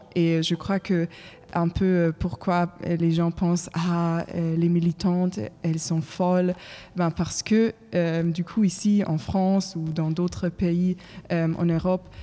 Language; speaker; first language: French; non-native, fluent; German